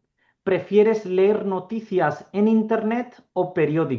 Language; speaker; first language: Spanish; non-native, fluent; Urdu